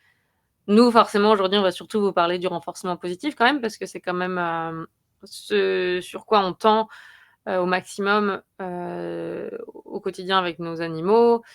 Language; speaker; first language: French; native; French